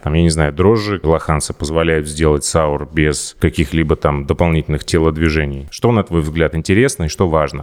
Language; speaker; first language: Russian; native; Russian